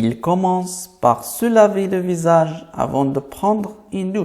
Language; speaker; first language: French; non-native, fluent; Arabic